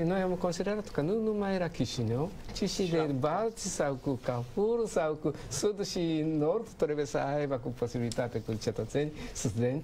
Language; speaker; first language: Romanian; non-native, learner; Japanese